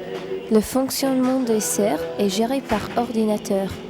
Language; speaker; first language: French; native; French